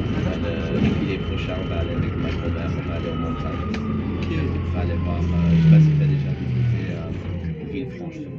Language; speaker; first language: French; early bilingual, heritage; English